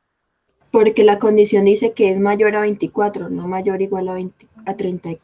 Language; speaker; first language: Spanish; native; Spanish